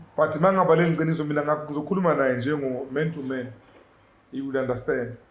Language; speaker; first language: Zulu; native; Zulu